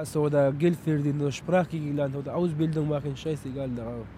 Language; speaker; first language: German; non-native, learner; Pashto